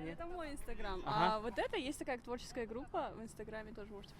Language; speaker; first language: Russian; native; Russian